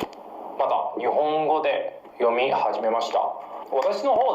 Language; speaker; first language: Japanese; non-native, fluent; Chinese